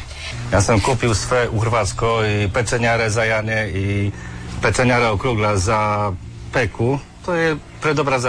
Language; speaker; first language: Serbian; non-native, learner; Polish